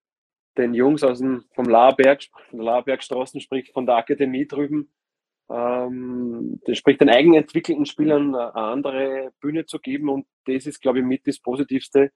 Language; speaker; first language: German; native; German